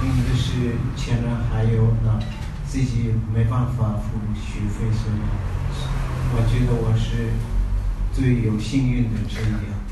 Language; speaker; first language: Chinese; non-native, learner; Tibetan